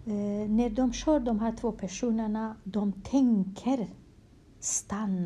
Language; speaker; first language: Swedish; non-native, fluent; Kurdish